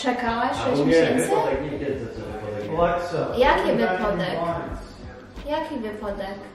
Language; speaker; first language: Polish; early bilingual, heritage; English